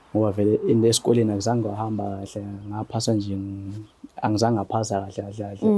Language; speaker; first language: Zulu; native; Zulu